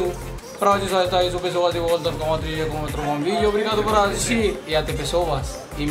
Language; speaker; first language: Portuguese; non-native, learner; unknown